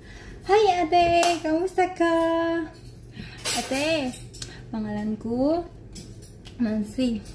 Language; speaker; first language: Filipino; non-native, learner; Indonesian